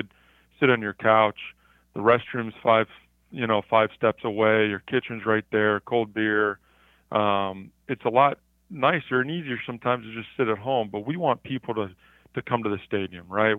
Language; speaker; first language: English; native; English